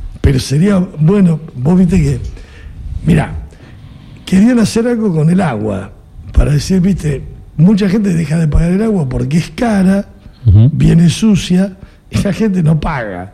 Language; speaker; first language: Spanish; native; Spanish